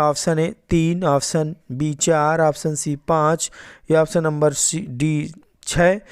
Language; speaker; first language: Hindi; native; Hindi